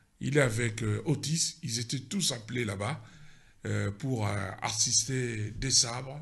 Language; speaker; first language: French; non-native, local second language; Lingala